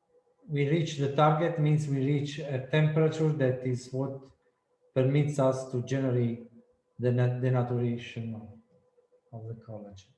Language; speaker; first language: English; non-native, fluent; Italian